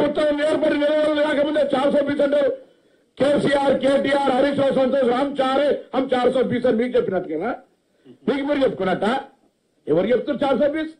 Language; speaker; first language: Telugu; native; Telugu